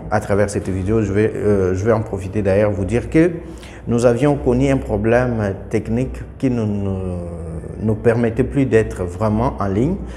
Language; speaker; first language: French; non-native, local second language; Lingala